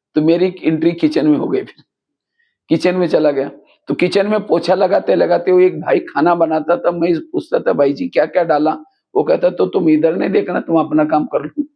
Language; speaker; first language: Hindi; non-native, local second language; Marathi